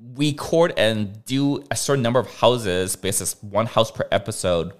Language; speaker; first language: English; non-native, local second language; Cantonese